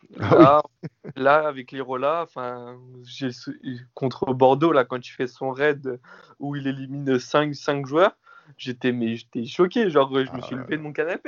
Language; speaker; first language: French; native; French